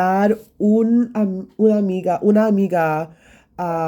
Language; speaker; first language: Spanish; non-native, learner; English